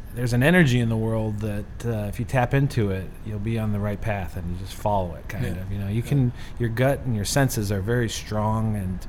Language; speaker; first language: English; native; English